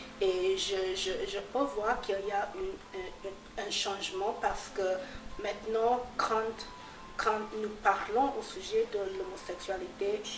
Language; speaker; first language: French; non-native, fluent; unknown